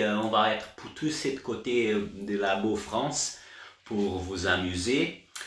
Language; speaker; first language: French; non-native, learner; Portuguese